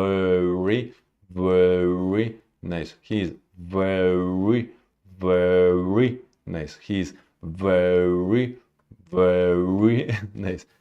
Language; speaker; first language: English; non-native, learner; Russian